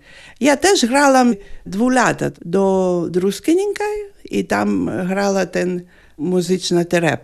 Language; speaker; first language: Polish; non-native, learner; Lithuanian